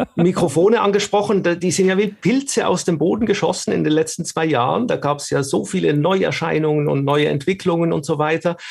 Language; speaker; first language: German; native; German